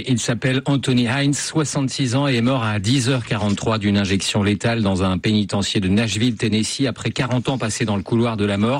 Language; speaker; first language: French; native; French